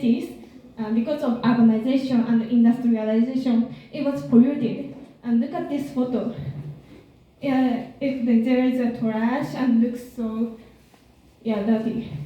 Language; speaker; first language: English; non-native, learner; Japanese